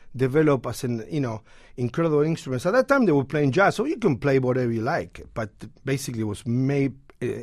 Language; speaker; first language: English; non-native, fluent; Spanish